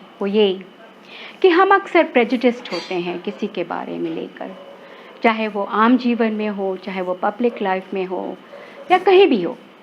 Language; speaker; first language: Hindi; native; Hindi